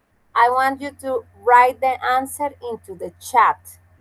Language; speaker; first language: English; non-native, fluent; Spanish